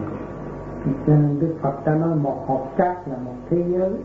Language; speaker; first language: French; non-native, learner; Vietnamese